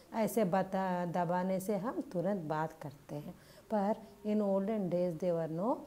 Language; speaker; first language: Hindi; non-native, local second language; Telugu